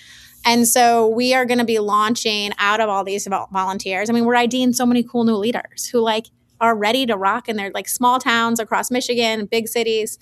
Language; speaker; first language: English; native; English